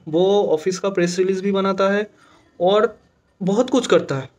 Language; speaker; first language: Hindi; non-native, local second language; Bangla